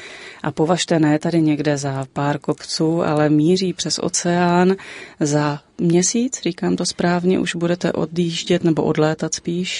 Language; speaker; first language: Czech; native; Czech